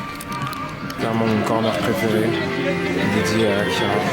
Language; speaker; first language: French; native; French